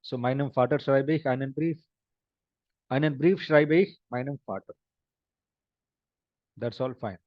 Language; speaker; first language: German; non-native, fluent; Hindi